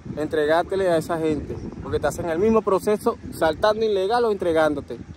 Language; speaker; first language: Spanish; native; Spanish